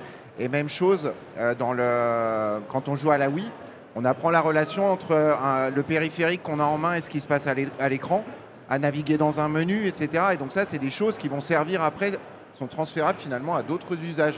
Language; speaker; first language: French; native; French